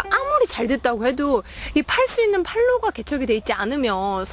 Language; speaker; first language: Korean; native; Korean